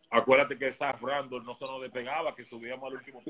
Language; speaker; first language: Spanish; native; Spanish